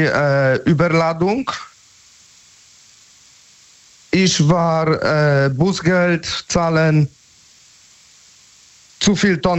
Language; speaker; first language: German; non-native, learner; Polish